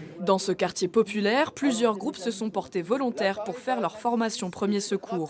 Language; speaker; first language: French; native; French